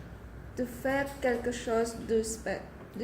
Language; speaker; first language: French; non-native, learner; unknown